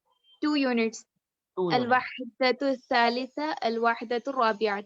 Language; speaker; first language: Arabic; non-native, learner; Urdu